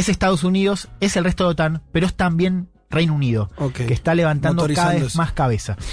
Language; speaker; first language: Spanish; native; Spanish